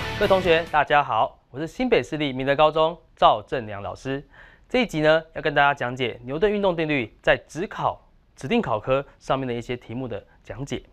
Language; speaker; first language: Chinese; native; Chinese